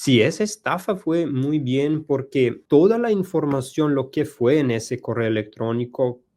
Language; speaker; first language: Spanish; non-native, learner; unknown